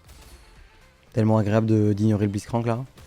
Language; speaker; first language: French; native; French